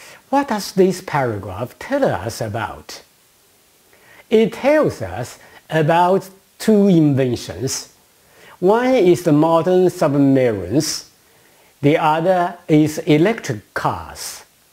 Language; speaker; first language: English; non-native, fluent; Chinese